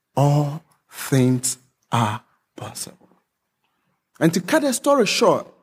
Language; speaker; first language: English; non-native, local second language; Akan